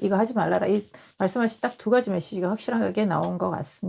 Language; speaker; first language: Korean; native; Korean